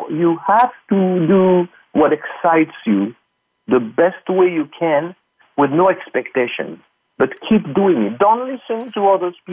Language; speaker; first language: English; non-native, fluent; French